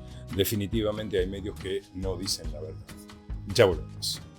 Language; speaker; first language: Spanish; native; Spanish